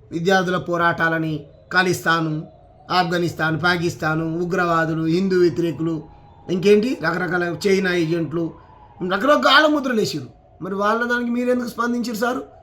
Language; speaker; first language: Telugu; native; Telugu